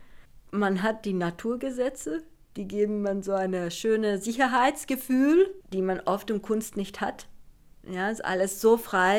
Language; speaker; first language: German; non-native, fluent; Finnish